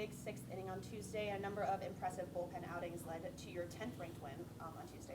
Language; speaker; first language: English; native; English